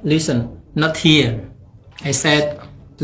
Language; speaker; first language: English; non-native, fluent; Indonesian